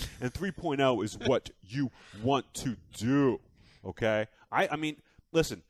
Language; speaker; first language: English; native; English